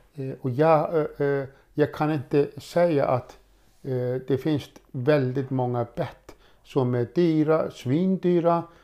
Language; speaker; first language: Swedish; non-native, fluent; Icelandic